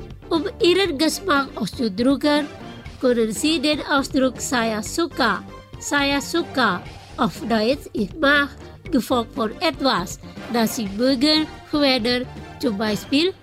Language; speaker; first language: German; non-native, fluent; Indonesian